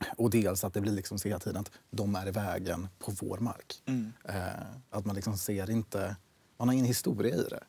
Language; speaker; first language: Swedish; native; Swedish